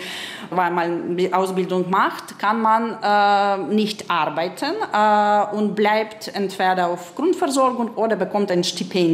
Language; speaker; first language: German; non-native, fluent; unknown